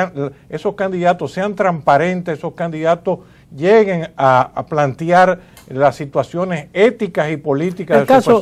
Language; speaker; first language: Spanish; native; Spanish